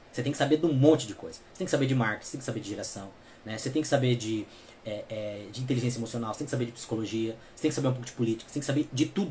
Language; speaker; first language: Portuguese; native; Portuguese